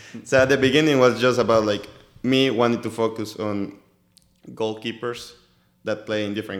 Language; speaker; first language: English; non-native, fluent; Spanish